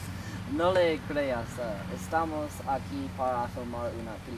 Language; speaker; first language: Spanish; non-native, learner; English